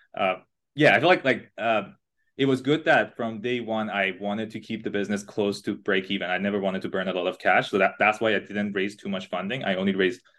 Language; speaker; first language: English; non-native, fluent; Persian